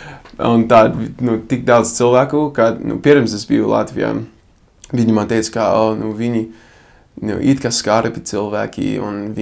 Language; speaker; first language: Latvian; non-native, fluent; English